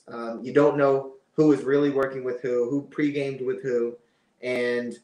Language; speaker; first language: English; native; English